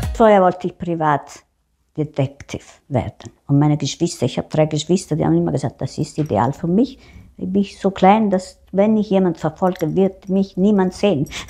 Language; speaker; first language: German; non-native, fluent; Italian